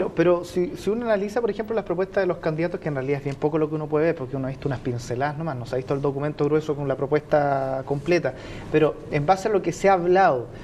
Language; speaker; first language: Spanish; native; Spanish